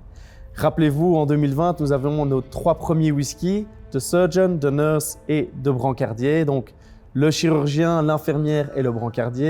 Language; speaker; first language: French; native; French